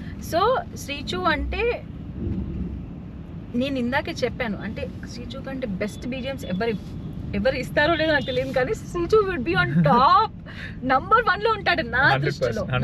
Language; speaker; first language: Telugu; native; Telugu